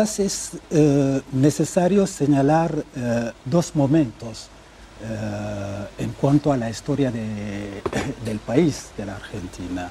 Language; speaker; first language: Spanish; non-native, fluent; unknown